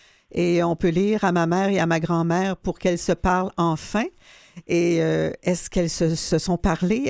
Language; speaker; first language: French; native; French